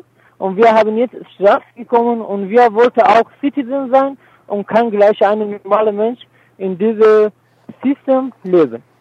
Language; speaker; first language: German; non-native, learner; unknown